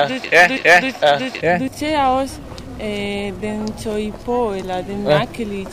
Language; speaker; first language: Danish; non-native, learner; Spanish